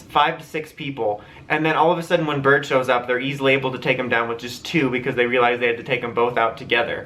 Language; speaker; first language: English; native; English